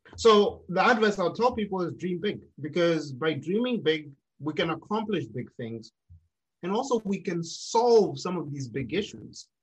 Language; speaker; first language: English; non-native, local second language; Shona